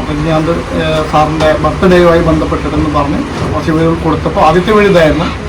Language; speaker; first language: Malayalam; native; Malayalam